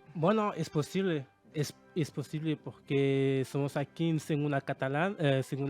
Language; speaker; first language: Spanish; non-native, learner; French